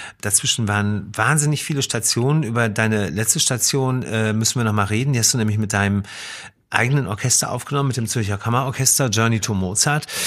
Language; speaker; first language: German; native; German